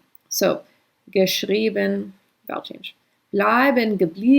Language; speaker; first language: German; non-native, fluent; English